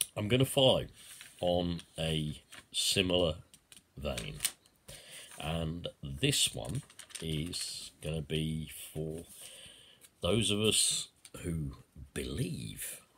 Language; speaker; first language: English; native; English